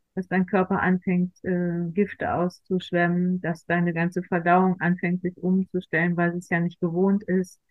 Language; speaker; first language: German; native; German